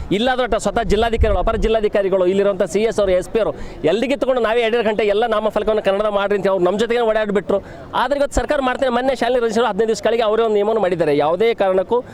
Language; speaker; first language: Kannada; native; Kannada